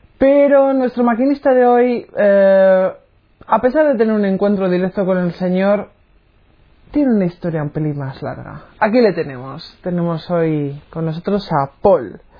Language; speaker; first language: Spanish; native; Spanish